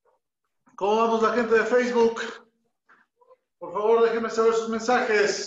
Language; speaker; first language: Spanish; native; Spanish